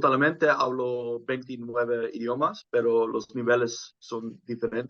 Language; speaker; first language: Spanish; non-native, fluent; Dutch